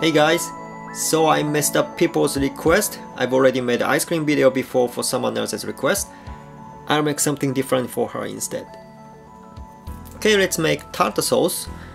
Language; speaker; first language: English; non-native, fluent; Japanese